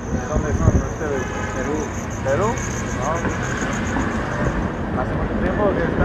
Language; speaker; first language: Spanish; non-native, fluent; English